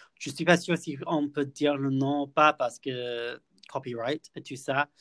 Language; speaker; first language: French; non-native, fluent; English